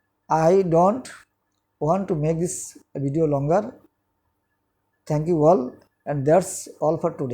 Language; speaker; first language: English; non-native, local second language; Bangla